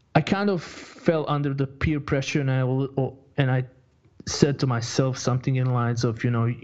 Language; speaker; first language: English; non-native, fluent; Croatian